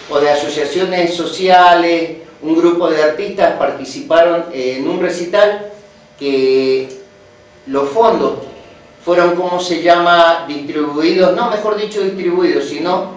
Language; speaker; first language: Spanish; native; Spanish